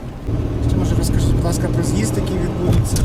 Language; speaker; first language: Ukrainian; native; Ukrainian